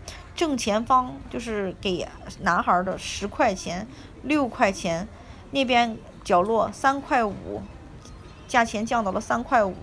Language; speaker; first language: Chinese; native; Chinese